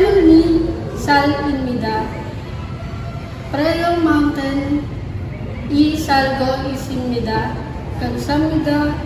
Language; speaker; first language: Korean; non-native, learner; Filipino